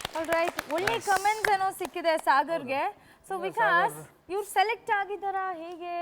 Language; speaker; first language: Kannada; native; Kannada